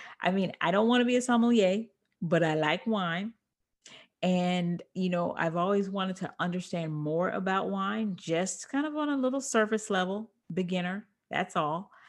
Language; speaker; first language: English; native; English